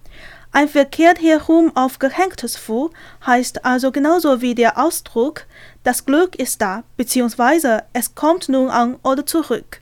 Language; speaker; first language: German; non-native, learner; Chinese